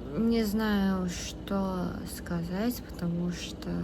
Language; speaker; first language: Russian; non-native, fluent; Korean